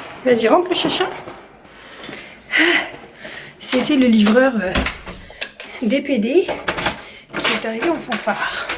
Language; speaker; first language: French; native; French